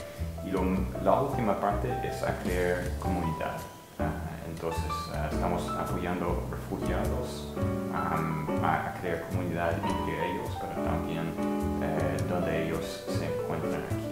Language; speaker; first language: Spanish; non-native, fluent; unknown